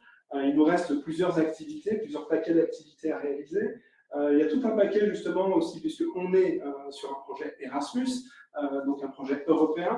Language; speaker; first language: French; native; French